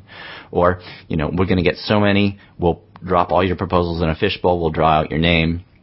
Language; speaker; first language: English; native; English